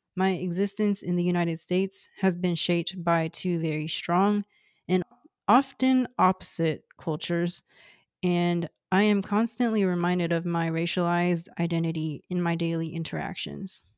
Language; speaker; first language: English; early bilingual, other home language; Cantonese